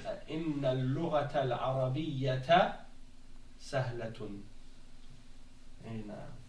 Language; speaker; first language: Arabic; non-native, fluent; French